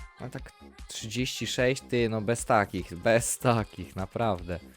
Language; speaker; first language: Polish; native; Polish